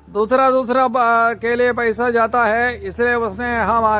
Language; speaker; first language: Hindi; non-native, local second language; Malayalam